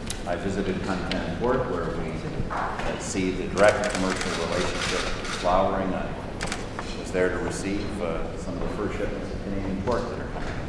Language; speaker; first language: English; native; English